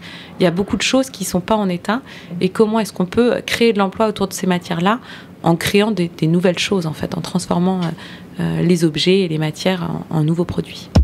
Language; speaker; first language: French; native; French